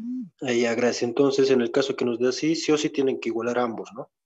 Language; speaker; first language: Spanish; native; Spanish